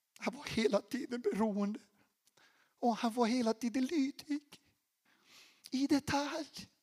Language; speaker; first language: Swedish; non-native, fluent; Portuguese